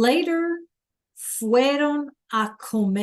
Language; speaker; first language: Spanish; non-native, fluent; English